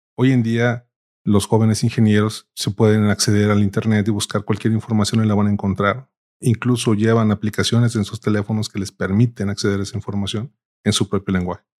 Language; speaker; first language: Spanish; native; Spanish